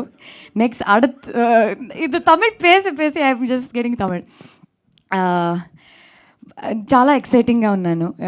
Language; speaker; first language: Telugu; non-native, learner; Kannada